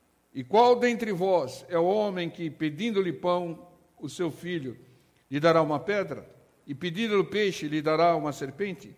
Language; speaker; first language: Portuguese; native; Portuguese